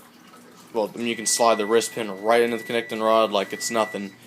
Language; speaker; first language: English; native; English